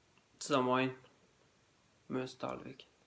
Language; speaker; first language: Finnish; non-native, learner; Persian